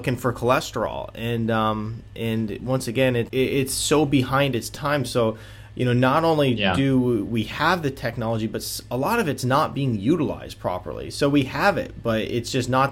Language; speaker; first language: English; native; English